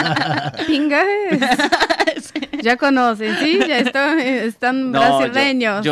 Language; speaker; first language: Spanish; non-native, learner; Portuguese